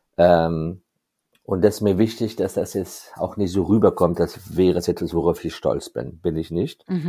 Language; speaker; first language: German; non-native, fluent; Persian